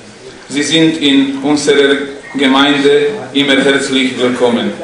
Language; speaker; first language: German; non-native, fluent; Slovak